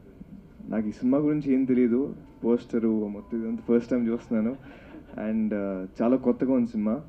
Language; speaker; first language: Telugu; native; Telugu